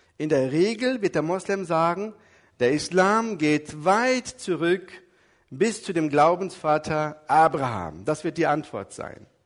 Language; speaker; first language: German; early bilingual, other home language; Turkish